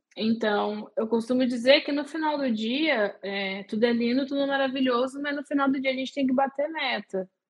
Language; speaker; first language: Portuguese; native; Portuguese